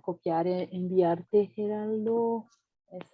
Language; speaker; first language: Spanish; non-native, fluent; Portuguese